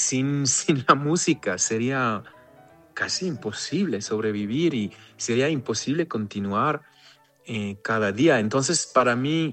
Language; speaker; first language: Spanish; non-native, fluent; Hebrew